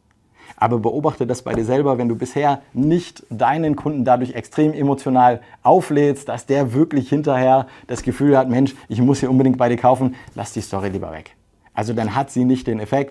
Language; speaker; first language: German; native; German